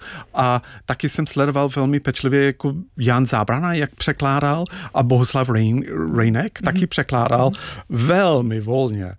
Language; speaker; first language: Czech; non-native, fluent; English